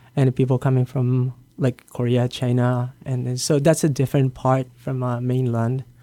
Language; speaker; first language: English; non-native, learner; Japanese